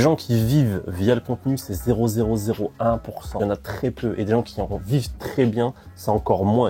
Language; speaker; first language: French; native; French